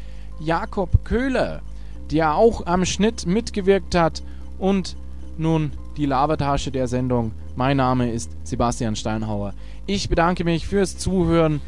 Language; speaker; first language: German; native; German